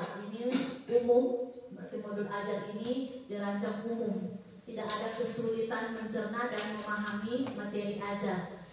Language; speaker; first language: Indonesian; native; Indonesian